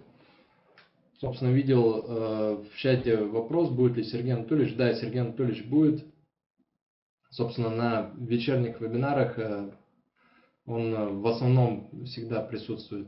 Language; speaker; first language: Russian; native; Russian